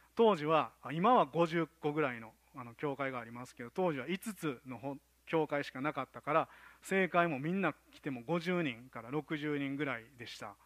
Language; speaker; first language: Japanese; native; Japanese